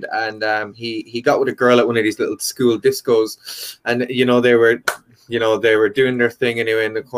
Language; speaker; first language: English; native; English